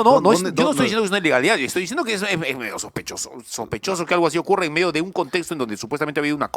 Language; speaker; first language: Spanish; native; Spanish